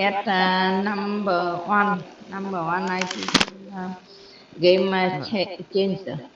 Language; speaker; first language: English; non-native, learner; Vietnamese